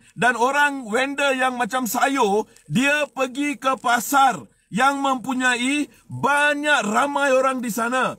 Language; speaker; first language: Malay; non-native, local second language; Tamil